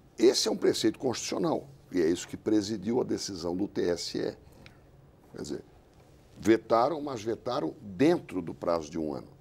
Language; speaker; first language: Portuguese; native; Portuguese